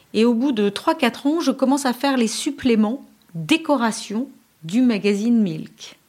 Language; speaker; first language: French; native; French